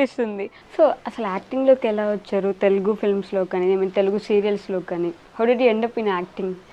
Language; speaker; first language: Telugu; native; Telugu